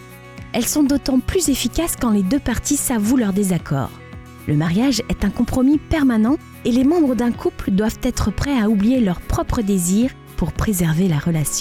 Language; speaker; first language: French; native; French